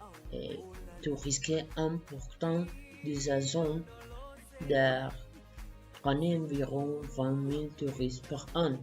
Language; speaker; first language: French; non-native, learner; Spanish